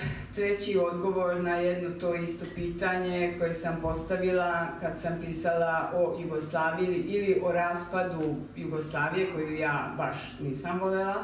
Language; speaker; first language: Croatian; non-native, local second language; Hungarian